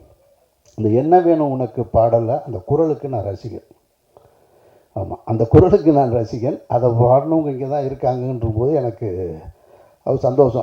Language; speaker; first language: Tamil; native; Tamil